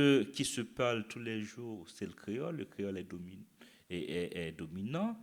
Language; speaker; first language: French; non-native, local second language; Haitian Creole